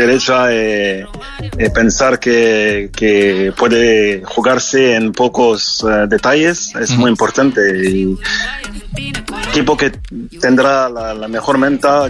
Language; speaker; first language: Spanish; non-native, fluent; French